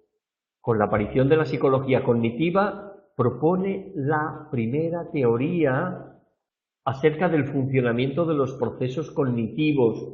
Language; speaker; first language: Spanish; native; Spanish